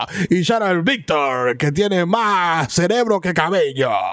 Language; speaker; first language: Spanish; early bilingual, heritage; Spanish